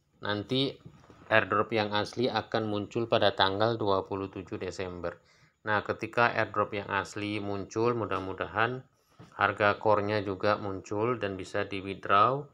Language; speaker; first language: Indonesian; native; Indonesian